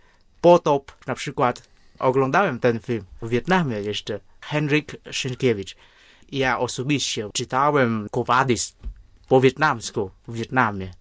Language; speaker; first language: Polish; non-native, fluent; Vietnamese